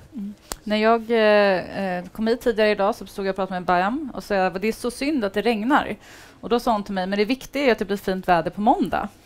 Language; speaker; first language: Swedish; native; Swedish